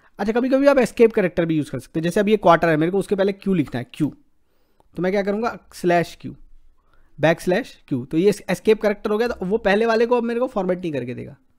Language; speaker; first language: Hindi; native; Hindi